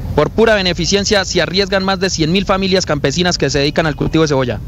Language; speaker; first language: Spanish; native; Spanish